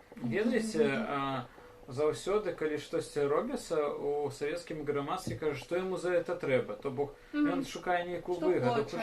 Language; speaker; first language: Belarusian; non-native, local second language; Russian